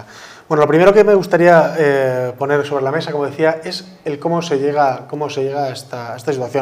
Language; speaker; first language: Spanish; native; Spanish